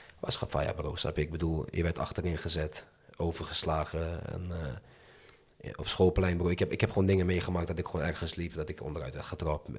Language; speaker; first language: Dutch; early bilingual, other home language; Azerbaijani